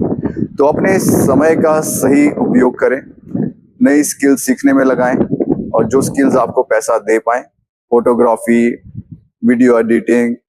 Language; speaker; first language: Hindi; native; Hindi